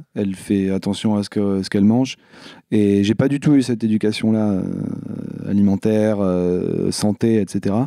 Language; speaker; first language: French; native; French